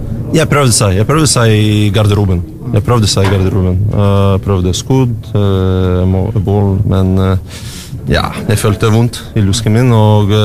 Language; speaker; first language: Norwegian; non-native, learner; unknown